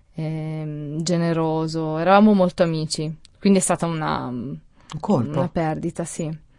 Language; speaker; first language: Italian; native; Italian